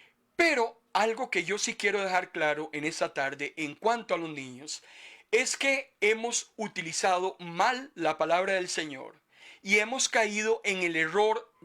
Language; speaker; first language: Spanish; native; Spanish